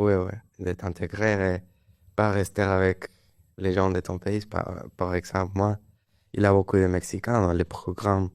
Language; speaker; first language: French; non-native, learner; Spanish